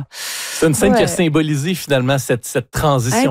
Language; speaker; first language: French; native; French